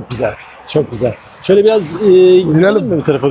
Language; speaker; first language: Turkish; native; Turkish